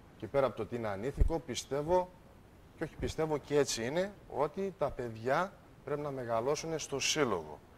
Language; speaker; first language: Greek; early bilingual, heritage; Greek